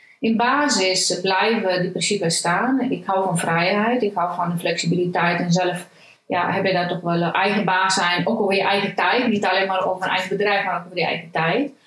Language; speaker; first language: Dutch; non-native, fluent; Romanian